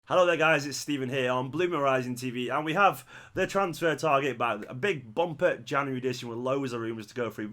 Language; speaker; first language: English; native; English